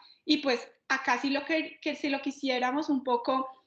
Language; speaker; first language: Spanish; native; Spanish